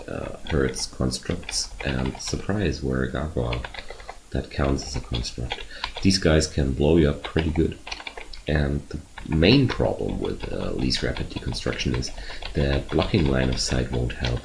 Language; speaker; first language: English; non-native, fluent; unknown